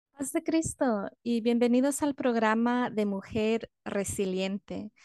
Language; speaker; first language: Spanish; early bilingual, heritage; Spanish